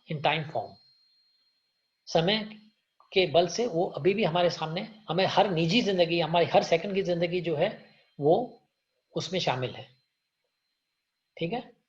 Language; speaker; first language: Hindi; native; Hindi